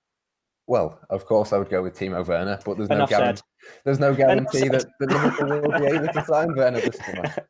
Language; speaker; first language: English; native; English